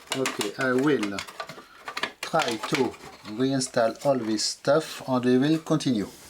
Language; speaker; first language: English; non-native, fluent; French